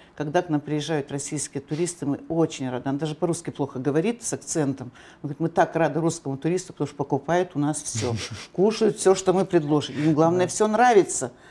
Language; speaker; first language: Russian; native; Russian